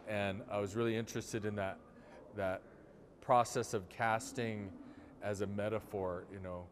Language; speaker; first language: English; native; English